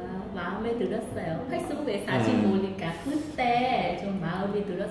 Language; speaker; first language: Korean; non-native, learner; Vietnamese